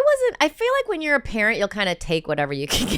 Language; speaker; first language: English; native; English